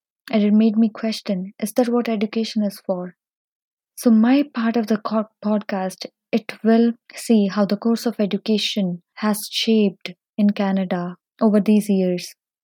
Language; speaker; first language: English; non-native, local second language; Punjabi